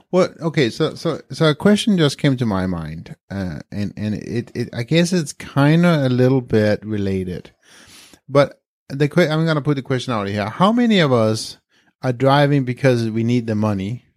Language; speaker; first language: English; non-native, fluent; Danish